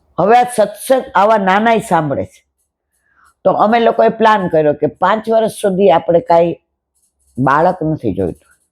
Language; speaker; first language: Gujarati; non-native, local second language; Hindi